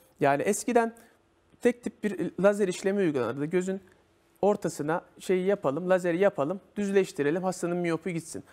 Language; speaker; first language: Turkish; native; Turkish